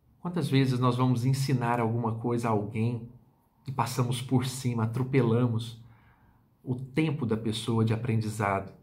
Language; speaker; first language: Portuguese; native; Portuguese